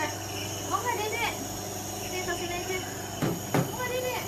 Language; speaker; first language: Indonesian; native; Indonesian